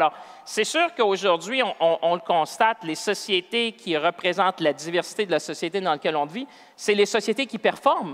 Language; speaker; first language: French; native; French